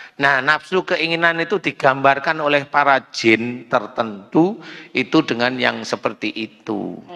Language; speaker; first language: Indonesian; native; Indonesian